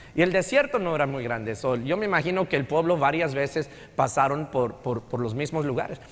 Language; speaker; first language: Spanish; native; Spanish